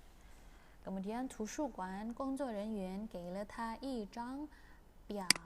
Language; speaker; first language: Chinese; non-native, fluent; Indonesian